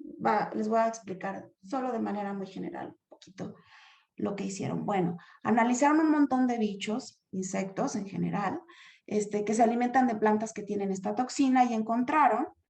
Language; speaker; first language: Spanish; native; Spanish